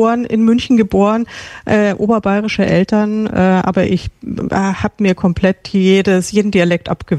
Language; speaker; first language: German; native; German